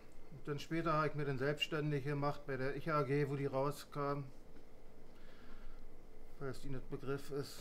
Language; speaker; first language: German; native; German